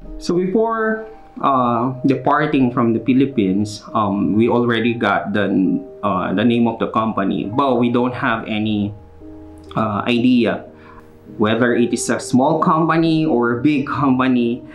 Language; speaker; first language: English; non-native, local second language; Filipino